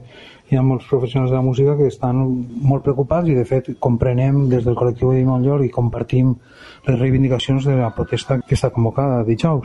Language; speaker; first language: Catalan; native; Catalan